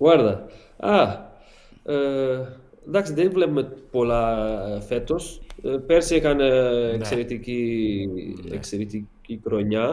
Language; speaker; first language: Greek; non-native, learner; Portuguese